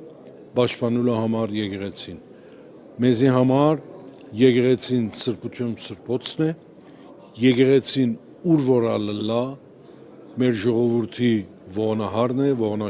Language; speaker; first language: Armenian; early bilingual, heritage; Armenian